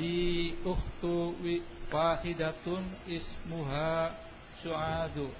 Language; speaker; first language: Arabic; non-native, learner; Indonesian